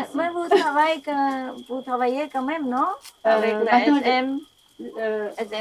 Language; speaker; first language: French; non-native, learner; Vietnamese